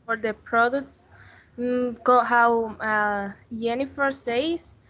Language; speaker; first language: English; non-native, learner; Spanish